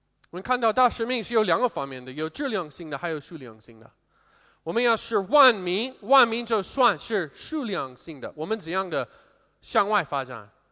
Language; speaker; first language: Chinese; non-native, fluent; English